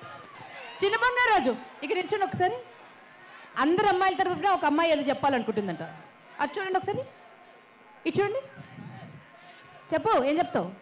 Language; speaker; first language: Telugu; native; Telugu